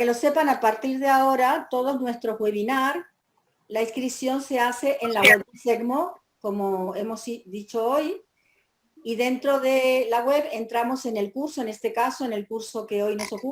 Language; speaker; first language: Spanish; native; Spanish